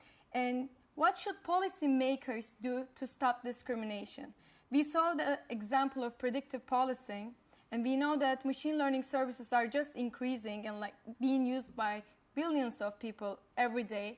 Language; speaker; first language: English; non-native, fluent; Turkish